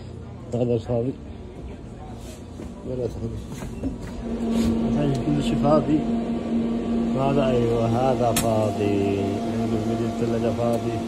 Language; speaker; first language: Arabic; non-native, learner; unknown